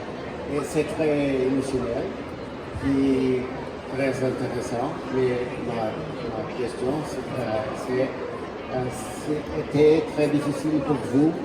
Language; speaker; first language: French; non-native, learner; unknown